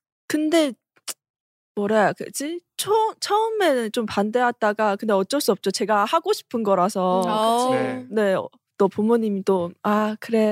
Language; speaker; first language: Korean; non-native, fluent; Chinese